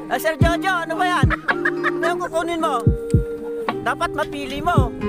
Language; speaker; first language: Filipino; non-native, local second language; Iloko